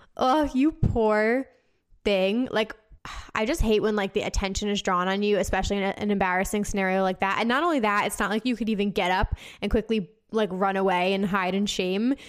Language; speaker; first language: English; native; English